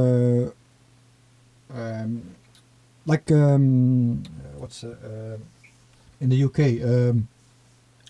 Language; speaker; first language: English; non-native, fluent; Dutch